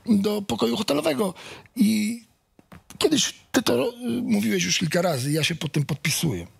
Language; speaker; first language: Polish; native; Polish